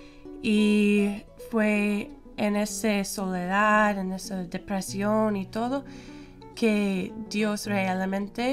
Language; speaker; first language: Spanish; non-native, fluent; English